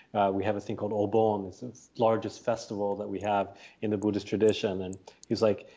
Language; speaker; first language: English; early bilingual, other home language; Japanese